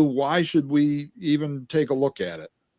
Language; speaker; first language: English; native; English